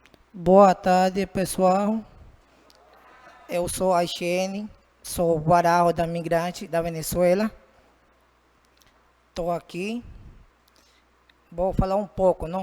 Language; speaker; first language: Portuguese; non-native, learner; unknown